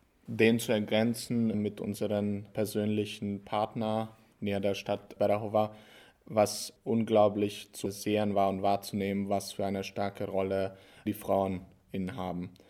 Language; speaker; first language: German; non-native, fluent; Hungarian